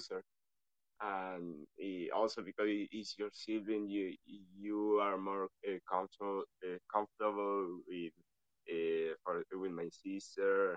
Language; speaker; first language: English; non-native, fluent; Spanish